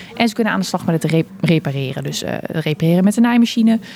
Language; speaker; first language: Dutch; native; Dutch